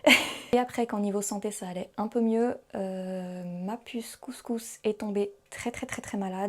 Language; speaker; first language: French; native; French